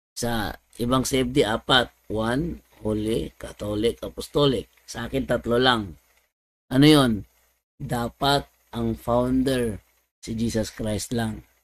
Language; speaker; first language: Filipino; non-native, local second language; Cebuano